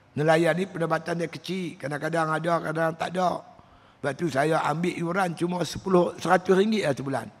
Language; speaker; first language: Malay; native; Malay